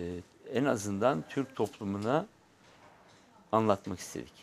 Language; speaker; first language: Turkish; native; Turkish